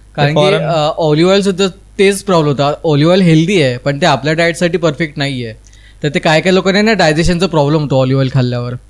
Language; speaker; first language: Marathi; native; Marathi